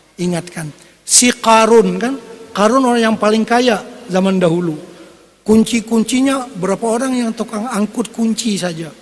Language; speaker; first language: Indonesian; non-native, local second language; Banjar